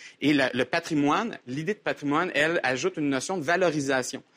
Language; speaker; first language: French; native; French